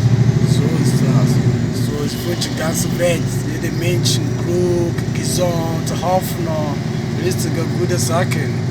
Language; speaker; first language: German; non-native, learner; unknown